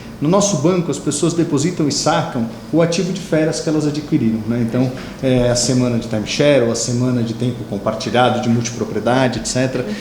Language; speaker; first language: Portuguese; native; Portuguese